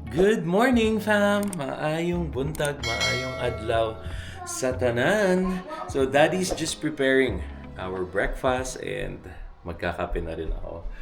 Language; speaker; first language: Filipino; non-native, local second language; Hiligaynon